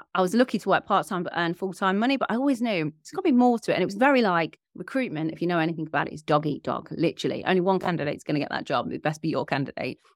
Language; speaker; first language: English; native; English